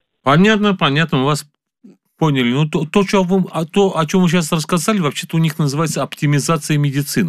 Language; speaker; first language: Russian; native; Russian